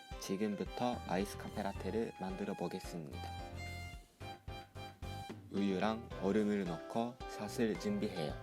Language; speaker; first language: Korean; non-native, fluent; Japanese